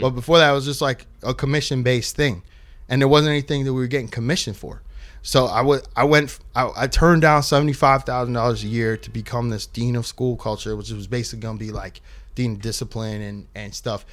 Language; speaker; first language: English; native; English